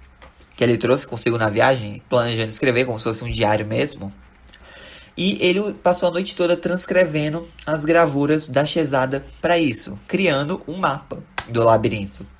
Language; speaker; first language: Portuguese; native; Portuguese